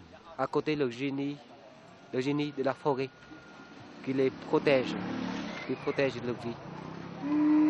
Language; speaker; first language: French; non-native, fluent; Vietnamese